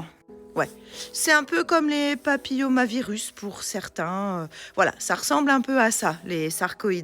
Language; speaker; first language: French; native; French